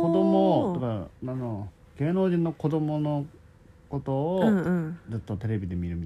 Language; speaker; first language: Japanese; non-native, local second language; Korean